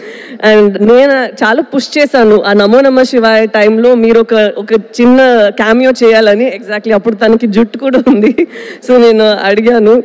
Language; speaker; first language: Telugu; non-native, local second language; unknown